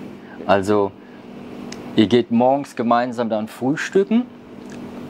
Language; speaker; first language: German; native; German